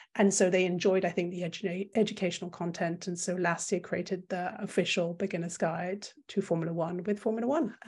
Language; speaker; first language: English; non-native, fluent; French